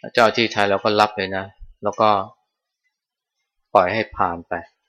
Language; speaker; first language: Thai; native; Thai